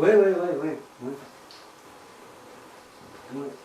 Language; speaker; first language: French; non-native, learner; English